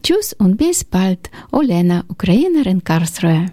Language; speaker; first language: German; non-native, learner; Ukrainian